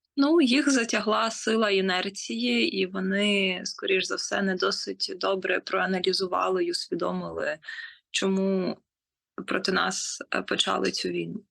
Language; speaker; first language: Ukrainian; native; Ukrainian